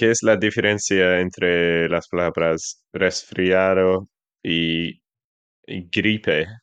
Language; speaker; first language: Spanish; non-native, learner; English